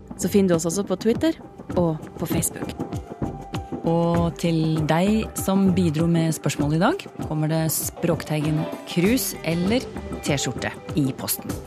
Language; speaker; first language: Norwegian; native; Norwegian